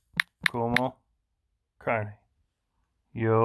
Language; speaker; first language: Spanish; non-native, learner; English